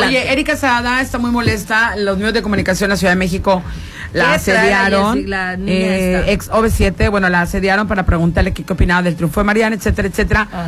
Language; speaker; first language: Spanish; native; Spanish